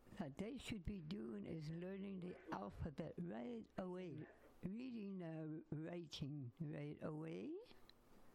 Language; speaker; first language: English; non-native, fluent; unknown